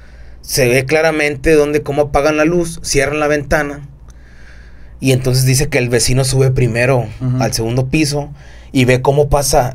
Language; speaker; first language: Spanish; native; Spanish